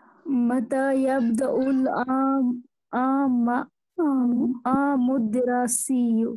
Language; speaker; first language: Arabic; non-native, learner; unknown